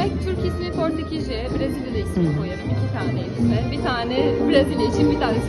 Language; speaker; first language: Turkish; non-native, fluent; Portuguese